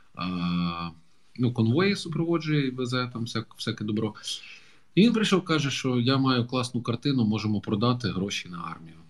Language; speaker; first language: Ukrainian; non-native, local second language; Russian